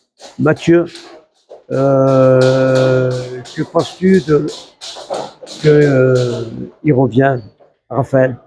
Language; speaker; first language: French; native; French